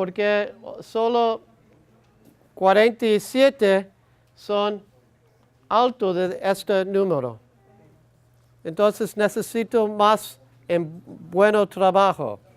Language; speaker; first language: Spanish; non-native, learner; English